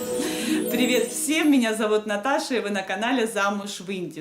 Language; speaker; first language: Russian; native; Russian